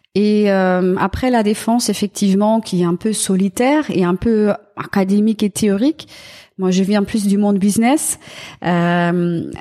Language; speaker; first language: French; non-native, fluent; German